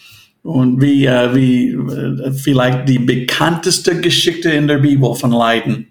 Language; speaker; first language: German; non-native, fluent; English